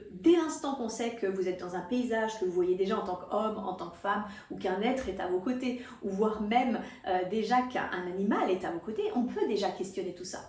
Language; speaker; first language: French; native; French